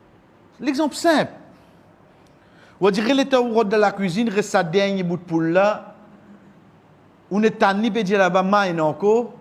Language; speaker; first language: French; non-native, local second language; Morisyen